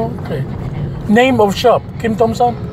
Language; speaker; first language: English; non-native, learner; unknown